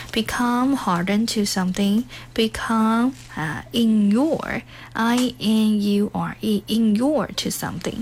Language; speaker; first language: English; non-native, fluent; Chinese